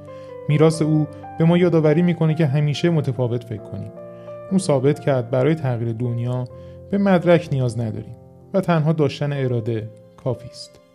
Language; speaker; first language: Persian; native; Persian